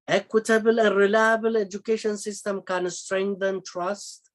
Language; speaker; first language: English; non-native, local second language; Amharic